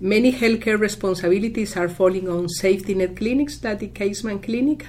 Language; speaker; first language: English; non-native, fluent; Spanish